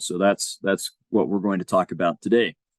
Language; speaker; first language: English; native; English